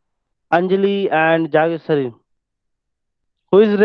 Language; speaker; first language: English; non-native, local second language; Hindi